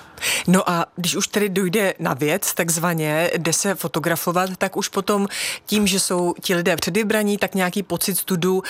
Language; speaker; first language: Czech; native; Czech